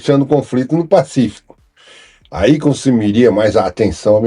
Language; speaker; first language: Portuguese; native; Portuguese